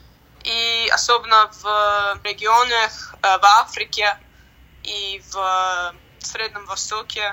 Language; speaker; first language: Russian; non-native, learner; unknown